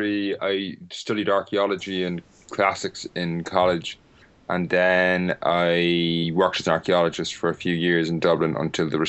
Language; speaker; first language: English; native; English